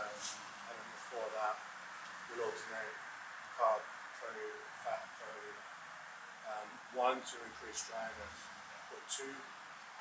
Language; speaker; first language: English; native; English